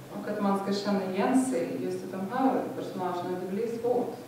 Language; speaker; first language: Swedish; non-native, fluent; Lithuanian